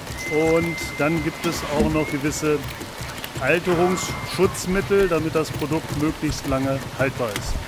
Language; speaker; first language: German; native; German